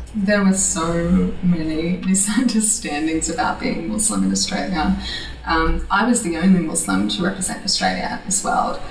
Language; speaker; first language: English; native; English